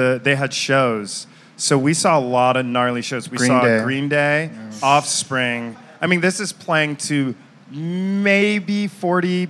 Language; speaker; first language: English; native; English